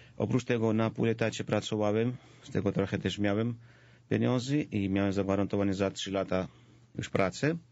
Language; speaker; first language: Polish; non-native, fluent; Georgian